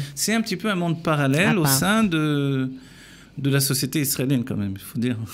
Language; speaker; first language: French; native; French